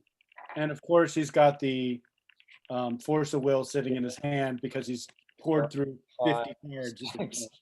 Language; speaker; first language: English; native; English